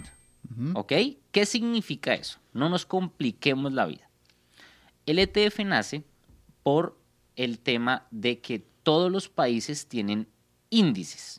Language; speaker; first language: Spanish; native; Spanish